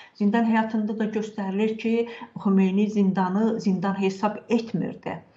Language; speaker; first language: Azerbaijani; native; Azerbaijani